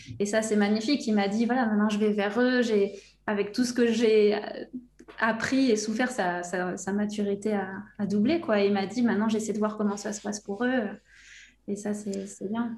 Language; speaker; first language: French; native; French